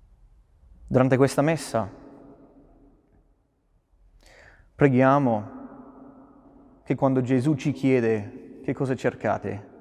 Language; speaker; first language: Italian; non-native, fluent; English